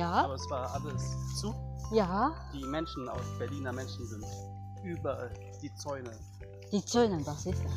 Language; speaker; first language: German; non-native, learner; Japanese